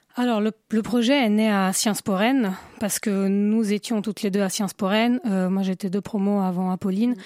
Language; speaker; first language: French; non-native, fluent; Italian